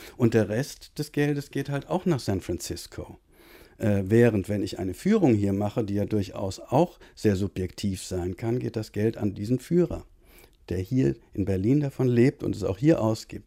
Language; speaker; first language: German; native; German